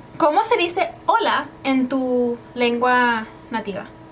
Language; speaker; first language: Spanish; early bilingual, heritage; Spanish